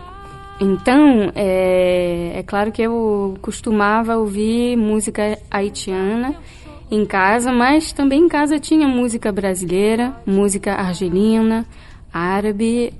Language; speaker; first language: Portuguese; early bilingual, heritage; Portuguese